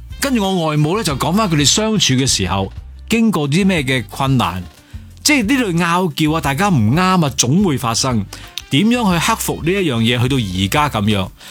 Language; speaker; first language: Cantonese; native; Cantonese